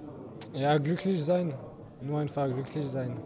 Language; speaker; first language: German; non-native, learner; French